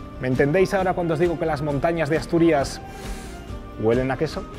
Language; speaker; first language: Spanish; native; Spanish